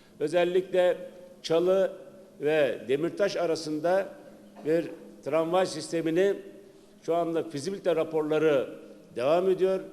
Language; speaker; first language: Turkish; native; Turkish